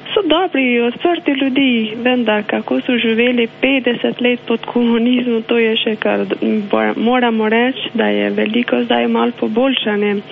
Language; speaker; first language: Slovenian; non-native, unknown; Albanian